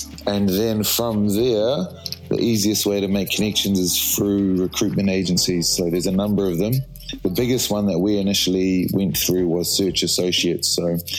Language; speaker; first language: English; native; English